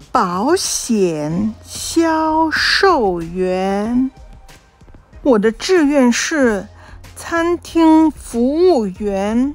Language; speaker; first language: Chinese; non-native, local second language; Cantonese